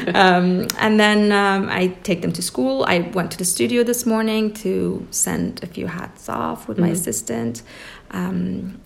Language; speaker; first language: English; early bilingual, other home language; Persian